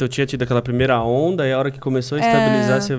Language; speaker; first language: Portuguese; native; Portuguese